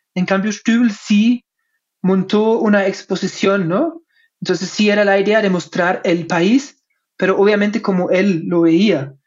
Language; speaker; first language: Spanish; non-native, fluent; German